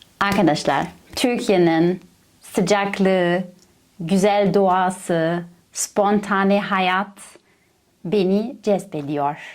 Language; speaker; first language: Turkish; non-native, fluent; German